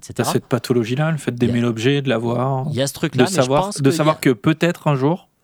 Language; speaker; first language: French; native; French